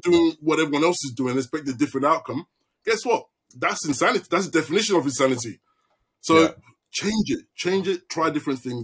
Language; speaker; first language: English; native; English